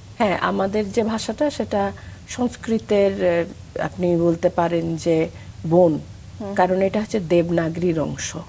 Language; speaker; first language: Bangla; non-native, local second language; Sadri